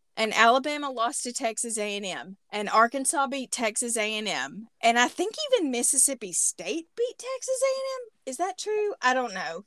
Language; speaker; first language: English; native; English